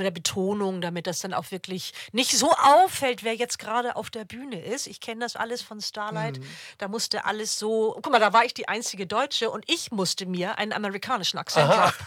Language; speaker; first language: German; native; German